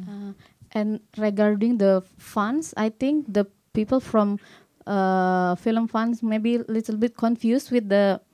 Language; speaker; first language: English; non-native, learner; Indonesian